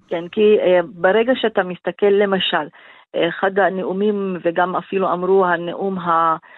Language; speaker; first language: Hebrew; non-native, local second language; Arabic